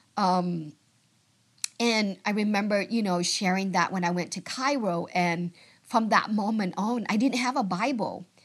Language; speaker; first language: English; early bilingual, other home language; Vietnamese